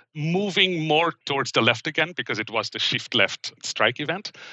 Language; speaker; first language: English; non-native, fluent; Dutch